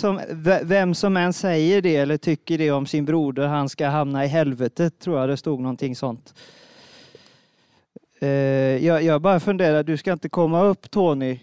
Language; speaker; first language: Swedish; native; Swedish